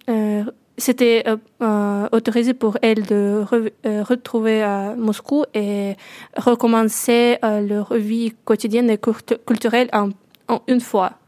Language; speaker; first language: French; non-native, learner; Russian